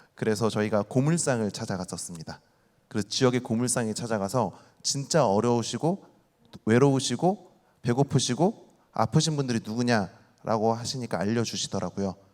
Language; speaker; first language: Korean; native; Korean